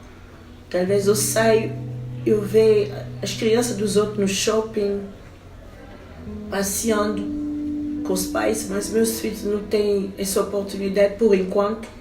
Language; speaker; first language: Portuguese; non-native, fluent; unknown